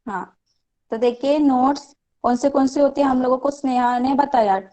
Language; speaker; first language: Hindi; non-native, local second language; Marathi